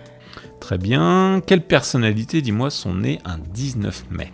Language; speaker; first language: French; native; French